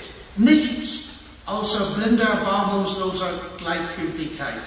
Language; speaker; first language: German; non-native, fluent; English